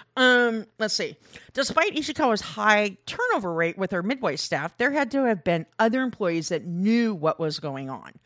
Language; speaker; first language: English; early bilingual, other home language; Korean